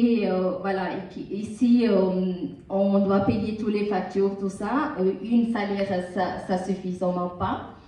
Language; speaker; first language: French; non-native, learner; Tamil